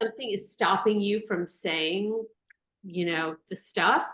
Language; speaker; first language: English; native; English